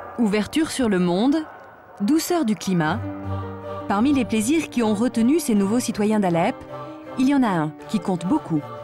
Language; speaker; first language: French; native; French